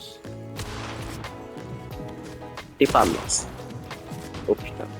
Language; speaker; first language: French; native; French